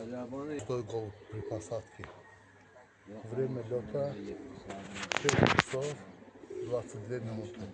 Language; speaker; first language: Russian; non-native, local second language; Azerbaijani